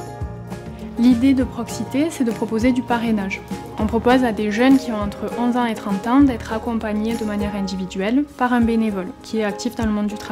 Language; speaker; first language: French; native; French